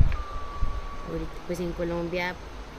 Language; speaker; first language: Spanish; native; Spanish